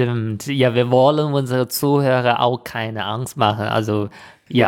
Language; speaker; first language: German; non-native, fluent; Chinese